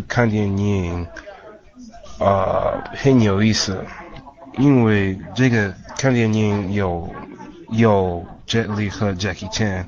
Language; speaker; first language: Chinese; non-native, learner; English